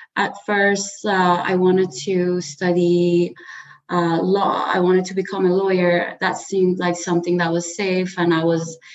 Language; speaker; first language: English; early bilingual, other home language; Persian